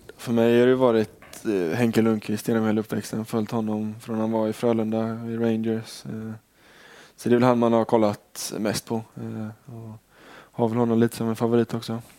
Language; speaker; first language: Swedish; native; Swedish